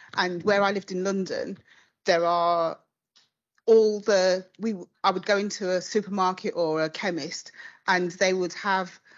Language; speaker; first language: English; native; English